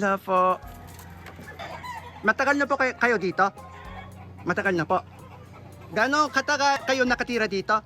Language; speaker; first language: Filipino; non-native, fluent; Japanese